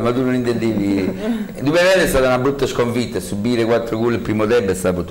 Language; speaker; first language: Italian; native; Italian